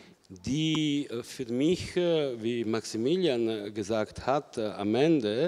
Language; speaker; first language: German; non-native, fluent; Italian